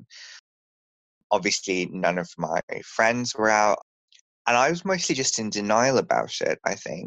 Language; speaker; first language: English; non-native, local second language; Bangla